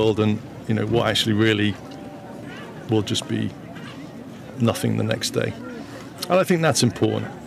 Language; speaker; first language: English; native; English